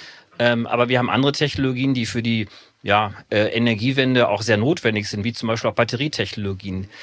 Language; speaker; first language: German; native; German